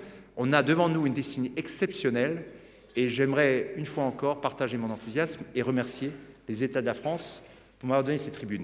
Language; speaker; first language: French; native; French